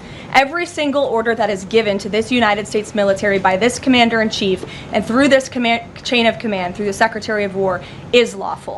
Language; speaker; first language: English; native; English